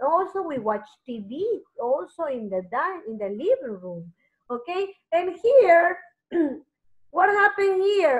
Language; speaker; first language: English; non-native, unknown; Spanish